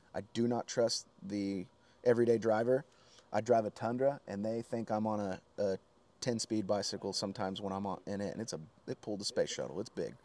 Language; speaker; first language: English; native; English